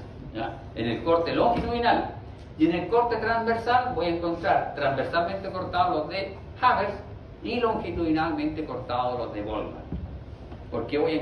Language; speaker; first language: Spanish; native; Spanish